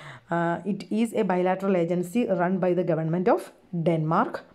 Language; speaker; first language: English; non-native, local second language; Malayalam